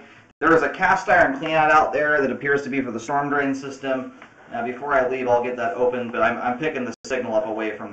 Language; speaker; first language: English; native; English